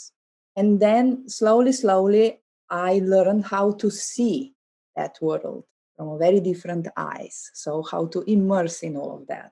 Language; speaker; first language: English; non-native, fluent; Slovenian